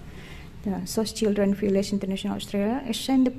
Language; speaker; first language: English; non-native, learner; Indonesian